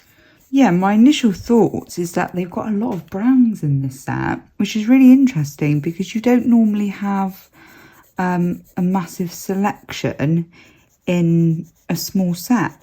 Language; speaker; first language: English; native; English